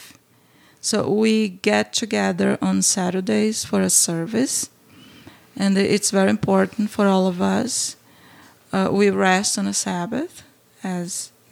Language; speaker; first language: English; non-native, fluent; Portuguese